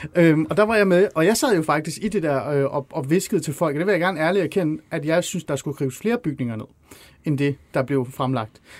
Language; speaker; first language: Danish; early bilingual, other home language; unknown